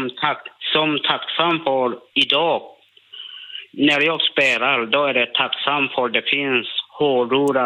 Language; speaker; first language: Swedish; non-native, learner; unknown